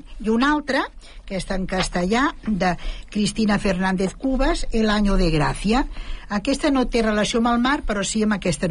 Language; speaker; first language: Catalan; native; Catalan